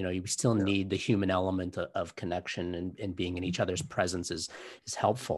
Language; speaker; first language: English; native; English